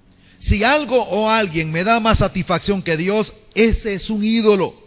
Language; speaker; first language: Spanish; native; Spanish